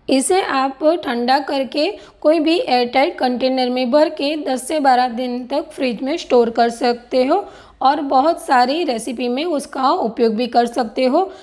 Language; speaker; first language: Hindi; non-native, local second language; Gujarati